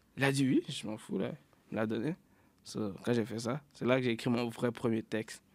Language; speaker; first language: French; native; French